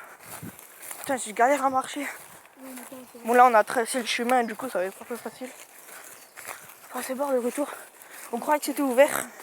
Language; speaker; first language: French; native; French